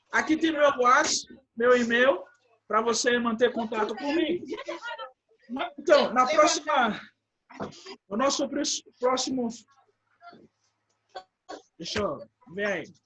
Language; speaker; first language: Portuguese; non-native, fluent; Haitian Creole